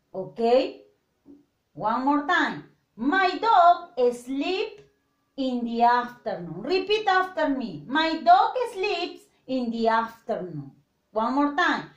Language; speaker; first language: English; non-native, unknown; Spanish